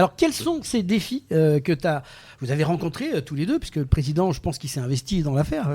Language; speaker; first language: French; native; French